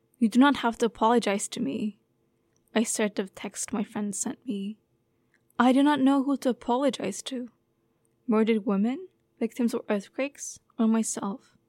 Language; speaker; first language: English; non-native, fluent; Turkish